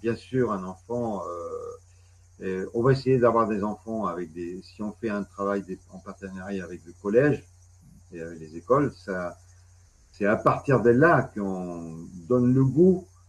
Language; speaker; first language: French; non-native, fluent; Spanish